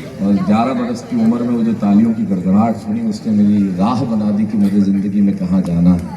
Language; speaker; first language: Hindi; native; Hindi